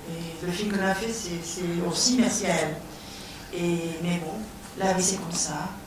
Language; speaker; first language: French; non-native, fluent; Spanish